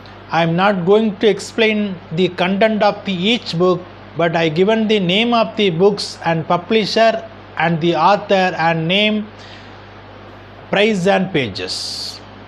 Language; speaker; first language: English; non-native, local second language; Tamil